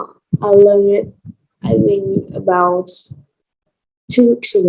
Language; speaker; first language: English; non-native, learner; Vietnamese